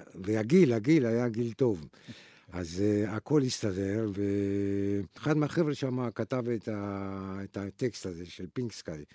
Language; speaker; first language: Hebrew; non-native, fluent; Spanish